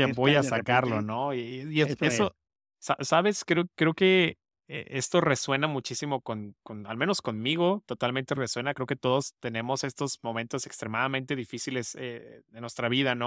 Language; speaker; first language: Spanish; native; Spanish